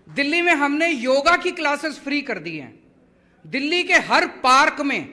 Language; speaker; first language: Hindi; native; Hindi